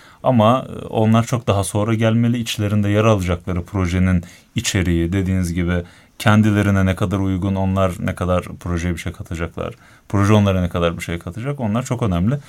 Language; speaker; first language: Turkish; native; Turkish